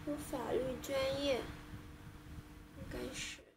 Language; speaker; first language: Chinese; non-native, learner; Vietnamese